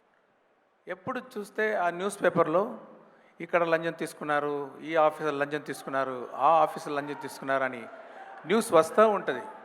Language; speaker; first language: Telugu; non-native, local second language; Tamil